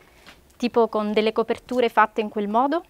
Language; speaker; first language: Italian; native; Italian